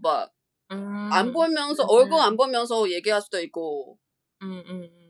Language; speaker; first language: Korean; non-native, fluent; Chinese